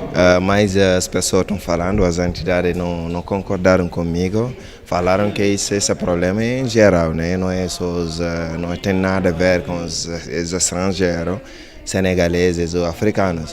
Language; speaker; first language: Portuguese; non-native, fluent; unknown